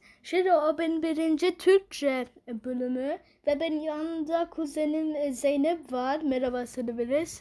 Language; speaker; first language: Turkish; early bilingual, heritage; Turkish